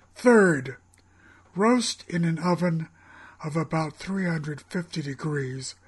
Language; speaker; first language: English; native; English